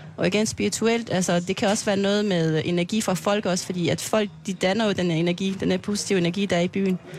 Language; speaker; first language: Danish; non-native, fluent; French